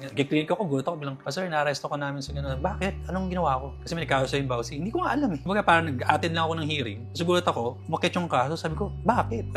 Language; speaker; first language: Filipino; native; Filipino